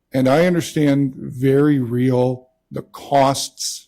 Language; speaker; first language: English; native; English